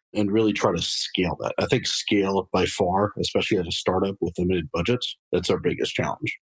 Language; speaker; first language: English; non-native, fluent; French